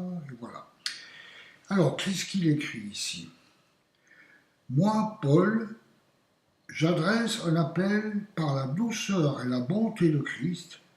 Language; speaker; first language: French; native; French